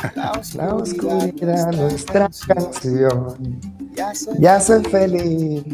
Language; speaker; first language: Spanish; native; Spanish